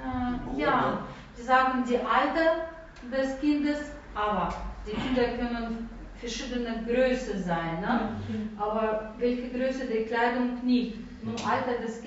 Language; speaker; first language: German; non-native, fluent; Russian